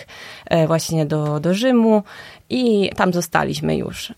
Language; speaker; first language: Polish; early bilingual, heritage; Polish